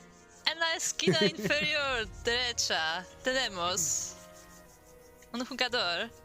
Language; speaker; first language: Spanish; non-native, learner; English